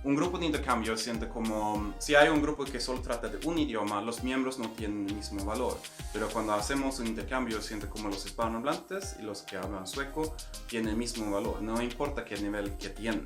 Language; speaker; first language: Spanish; non-native, fluent; Swedish